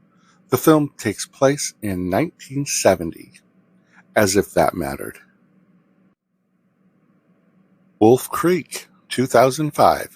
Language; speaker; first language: English; native; English